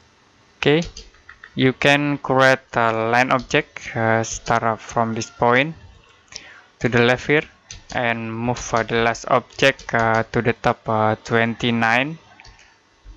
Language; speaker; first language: English; non-native, learner; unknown